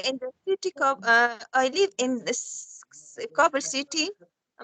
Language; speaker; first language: English; non-native, learner; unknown